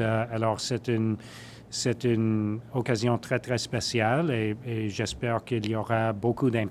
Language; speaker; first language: French; non-native, learner; English